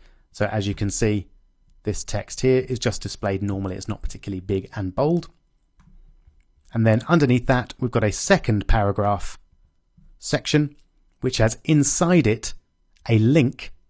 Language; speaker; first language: English; native; English